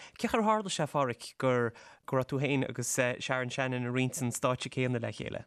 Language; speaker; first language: Irish; native; Irish